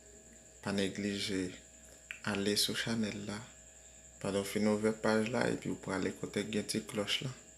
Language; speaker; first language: French; non-native, learner; Haitian Creole